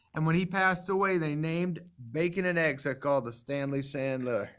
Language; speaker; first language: English; native; English